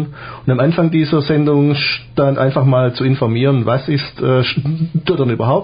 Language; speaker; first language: German; native; German